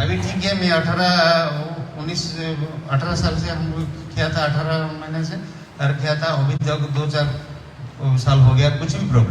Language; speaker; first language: Hindi; non-native, local second language; Odia